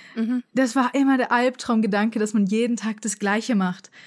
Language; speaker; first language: German; native; German